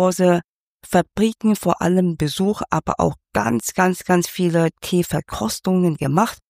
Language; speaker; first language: German; non-native, fluent; Cantonese